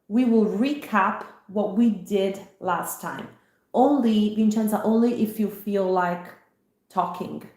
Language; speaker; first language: English; non-native, fluent; Italian